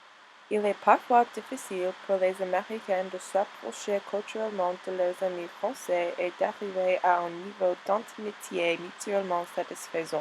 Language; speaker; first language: French; non-native, learner; English